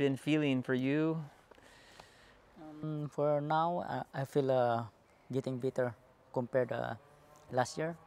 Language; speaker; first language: English; non-native, learner; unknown